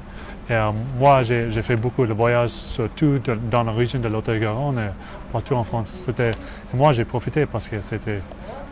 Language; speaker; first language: French; non-native, learner; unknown